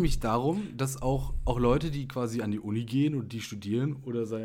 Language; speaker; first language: German; native; German